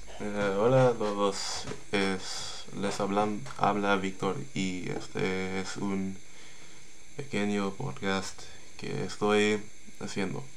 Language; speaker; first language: Spanish; non-native, learner; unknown